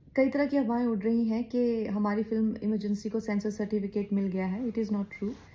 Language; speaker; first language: Hindi; native; Hindi